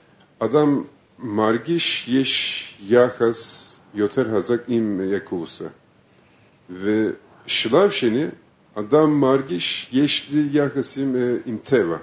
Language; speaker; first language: Hebrew; non-native, fluent; Turkish